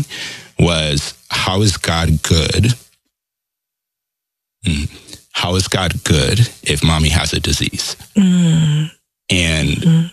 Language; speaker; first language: English; non-native, fluent; Spanish